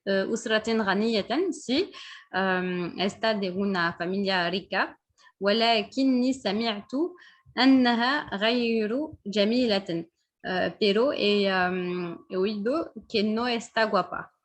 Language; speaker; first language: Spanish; non-native, fluent; French